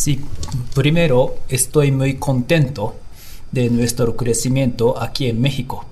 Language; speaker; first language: Spanish; non-native, learner; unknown